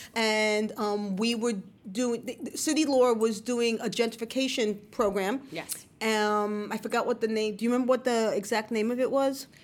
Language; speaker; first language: English; native; English